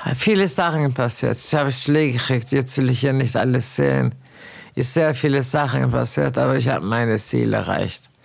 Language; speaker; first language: German; non-native, fluent; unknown